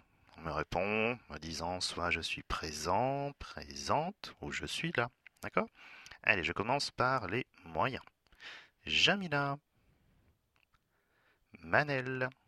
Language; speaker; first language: French; native; French